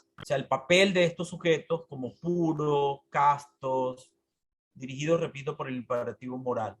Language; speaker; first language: Spanish; native; Spanish